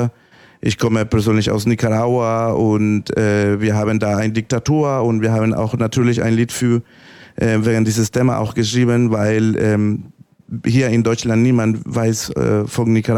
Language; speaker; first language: German; non-native, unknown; Spanish